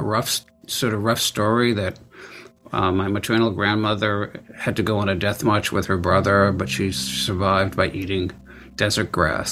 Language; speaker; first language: English; early bilingual, other home language; Armenian